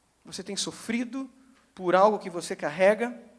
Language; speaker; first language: Portuguese; native; Portuguese